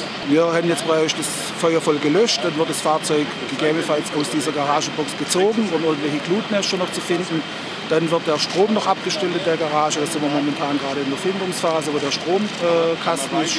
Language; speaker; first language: German; native; German